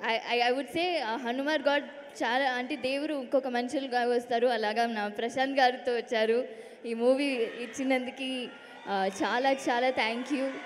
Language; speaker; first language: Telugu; non-native, learner; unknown